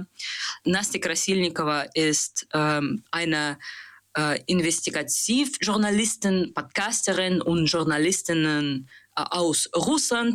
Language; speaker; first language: German; non-native, learner; Russian